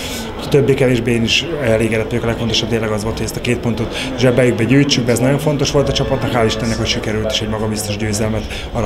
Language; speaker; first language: Hungarian; native; Hungarian